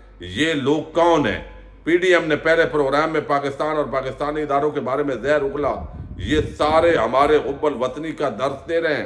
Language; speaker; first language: Urdu; native; Urdu